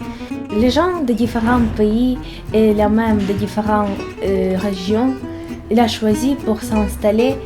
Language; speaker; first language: French; non-native, learner; Ukrainian